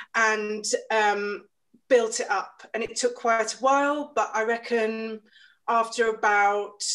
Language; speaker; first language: English; native; English